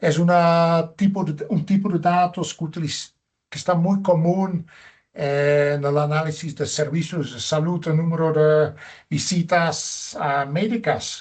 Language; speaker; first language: Spanish; non-native, fluent; Dutch